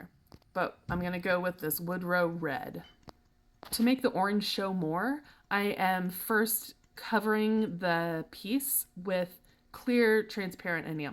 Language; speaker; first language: English; native; English